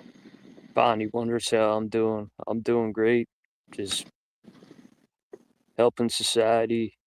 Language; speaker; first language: English; native; English